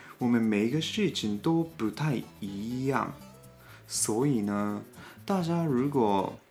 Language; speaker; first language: Chinese; non-native, fluent; Japanese